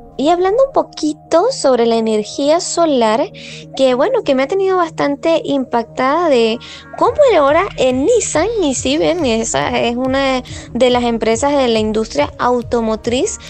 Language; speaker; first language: Spanish; native; Spanish